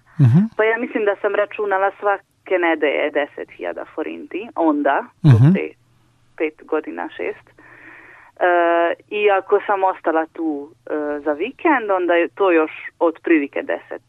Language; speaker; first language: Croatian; non-native, local second language; Hungarian